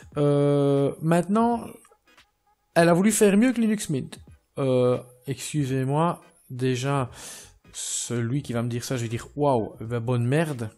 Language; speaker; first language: French; native; French